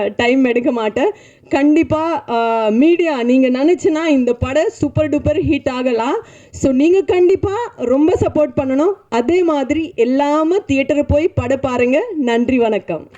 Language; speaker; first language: Tamil; non-native, fluent; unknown